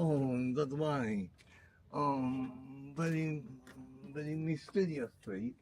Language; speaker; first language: English; non-native, learner; Japanese